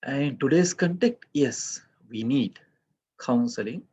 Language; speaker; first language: English; non-native, local second language; Sinhala